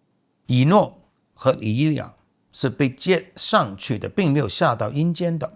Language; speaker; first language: Chinese; native; Chinese